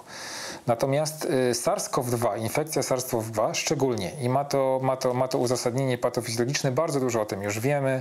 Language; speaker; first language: Polish; native; Polish